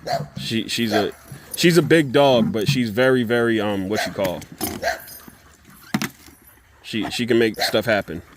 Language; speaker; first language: English; native; English